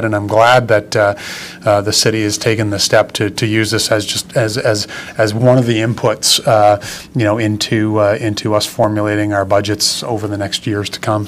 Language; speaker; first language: English; native; English